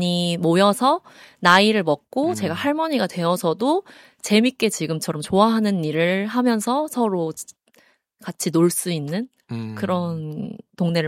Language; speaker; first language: Korean; native; Korean